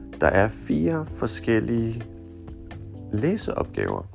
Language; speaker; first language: Danish; non-native, fluent; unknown